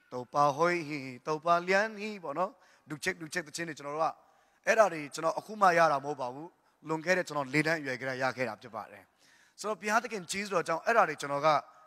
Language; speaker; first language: Burmese; non-native, local second language; Tedim Chin